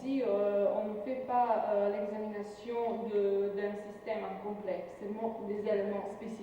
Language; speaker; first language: French; non-native, fluent; Serbian